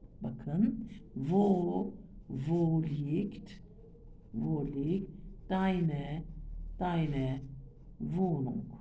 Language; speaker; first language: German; non-native, fluent; Turkish